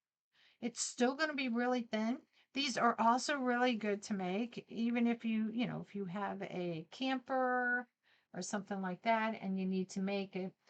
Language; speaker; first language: English; native; English